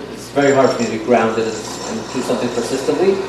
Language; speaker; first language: English; non-native, fluent; Yiddish